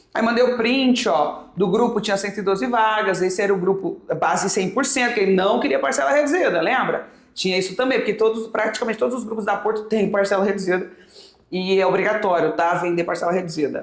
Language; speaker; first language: Portuguese; native; Portuguese